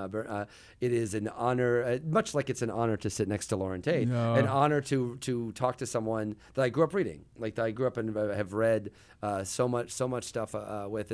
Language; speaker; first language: English; native; English